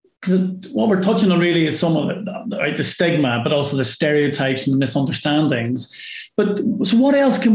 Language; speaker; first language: English; native; English